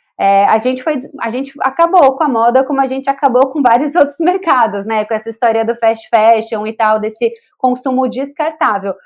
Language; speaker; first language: Portuguese; native; Portuguese